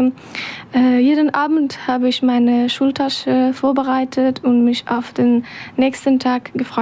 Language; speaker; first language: German; non-native, learner; Persian